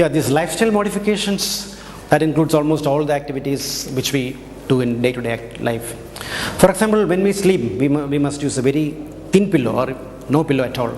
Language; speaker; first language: English; non-native, local second language; Malayalam